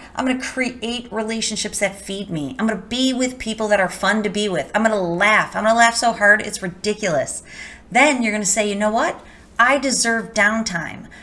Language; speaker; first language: English; native; English